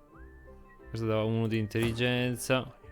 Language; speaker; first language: Italian; native; Italian